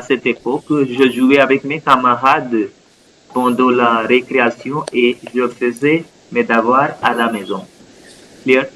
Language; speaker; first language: French; non-native, fluent; Hindi